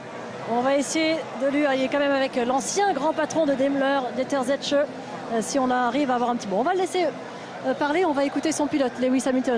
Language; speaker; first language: French; native; French